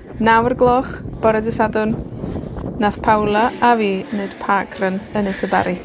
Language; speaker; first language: Welsh; native; Welsh